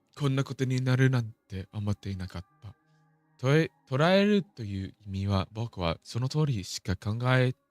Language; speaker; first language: Japanese; non-native, learner; English